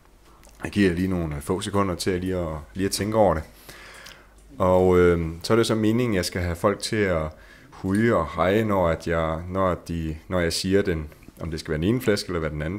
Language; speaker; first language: Danish; native; Danish